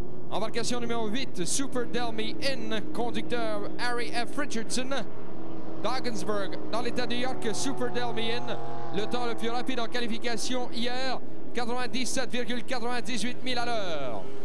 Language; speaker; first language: French; native; French